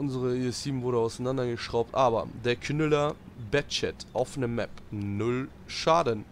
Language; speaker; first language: German; native; German